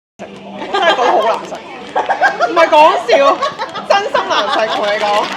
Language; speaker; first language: Cantonese; native; Cantonese